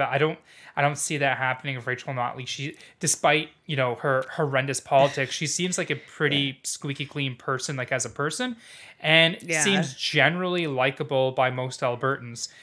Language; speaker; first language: English; native; English